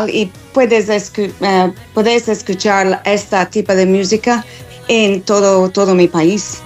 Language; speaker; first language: Spanish; non-native, fluent; English